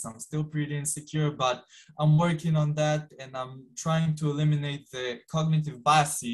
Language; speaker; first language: English; non-native, fluent; Hebrew